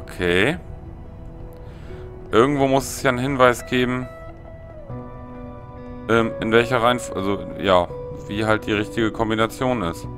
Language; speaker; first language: German; native; German